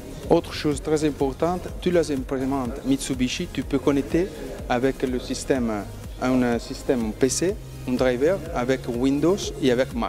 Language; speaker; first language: French; non-native, learner; Spanish